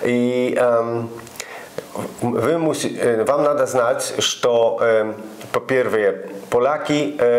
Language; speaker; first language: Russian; non-native, learner; Polish